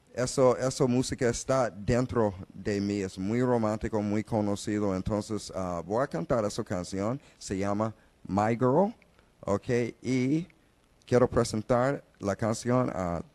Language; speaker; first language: Spanish; non-native, learner; English